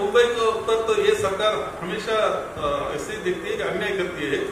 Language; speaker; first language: Hindi; non-native, local second language; Marathi